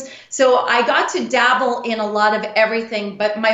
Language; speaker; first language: English; native; English